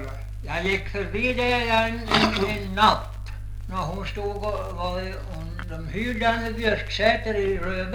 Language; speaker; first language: Swedish; native; Swedish